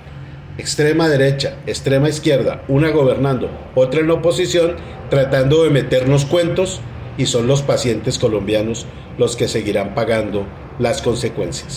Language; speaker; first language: Spanish; native; Spanish